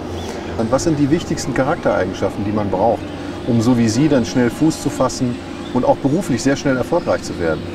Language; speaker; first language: German; native; German